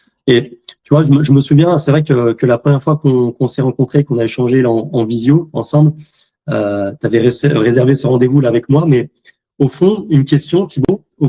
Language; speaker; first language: French; native; French